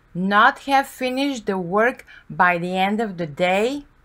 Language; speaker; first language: English; non-native, fluent; Bulgarian